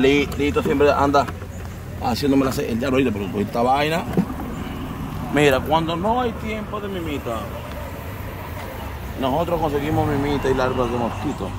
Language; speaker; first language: Spanish; native; Spanish